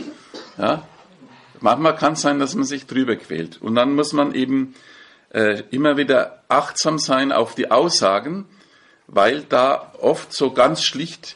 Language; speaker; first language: German; native; German